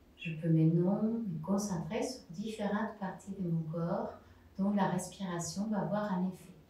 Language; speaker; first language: French; non-native, fluent; Spanish